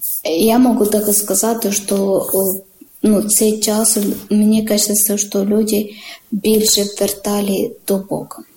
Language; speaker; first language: Ukrainian; non-native, learner; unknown